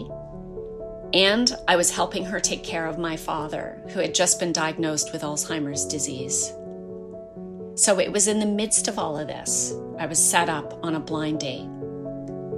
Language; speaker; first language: English; native; English